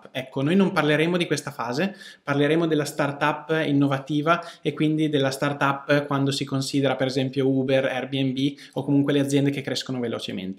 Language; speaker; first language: Italian; native; Italian